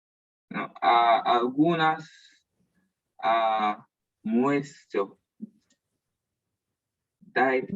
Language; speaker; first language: Spanish; non-native, learner; English